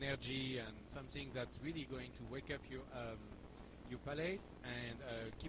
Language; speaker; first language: English; non-native, fluent; French